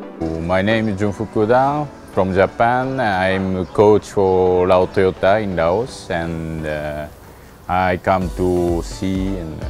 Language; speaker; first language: English; non-native, learner; Japanese